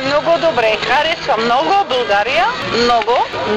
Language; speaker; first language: Bulgarian; non-native, learner; Dutch